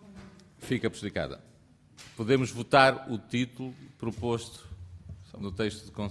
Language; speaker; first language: Portuguese; native; Portuguese